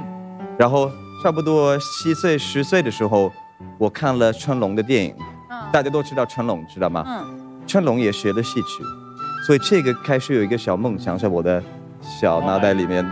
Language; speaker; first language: Chinese; non-native, fluent; Swedish